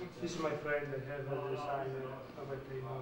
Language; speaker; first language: English; non-native, learner; Italian